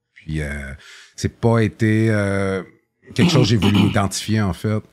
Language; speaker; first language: French; native; French